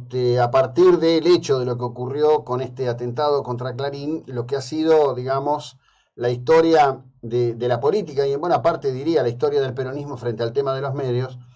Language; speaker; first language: Spanish; native; Spanish